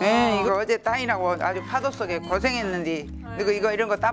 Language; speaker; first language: Korean; native; Korean